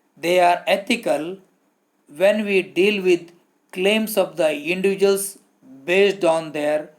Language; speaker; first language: English; non-native, local second language; Kannada